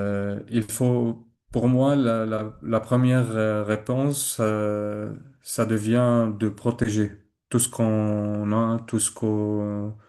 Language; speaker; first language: French; non-native, learner; Arabic